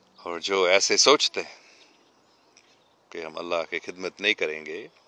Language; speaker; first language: Urdu; non-native, fluent; English